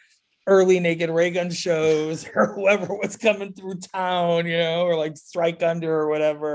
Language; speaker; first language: English; native; English